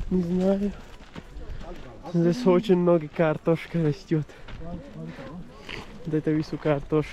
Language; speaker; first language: Russian; non-native, learner; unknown